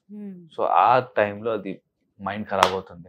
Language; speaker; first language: Telugu; non-native, local second language; Hindi